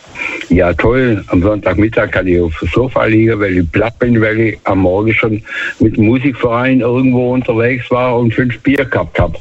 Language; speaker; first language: German; native; German